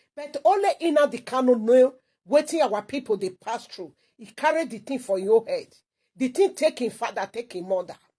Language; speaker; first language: Nigerian Pidgin; non-native, local second language; Igbo